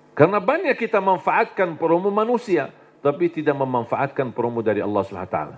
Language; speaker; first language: Indonesian; non-native, fluent; Arabic